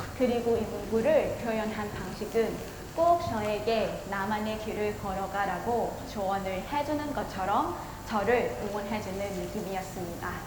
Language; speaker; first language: Korean; non-native, learner; Thai